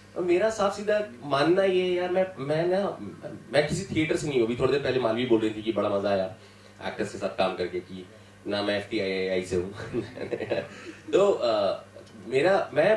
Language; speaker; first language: Hindi; native; Hindi